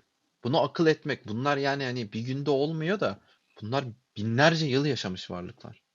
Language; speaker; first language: Turkish; native; Turkish